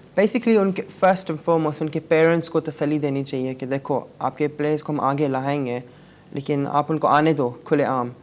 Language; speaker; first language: Urdu; native; Urdu